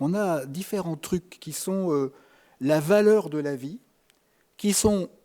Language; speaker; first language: French; native; French